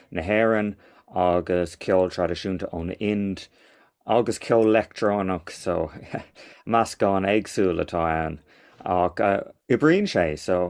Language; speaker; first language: Irish; non-native, local second language; English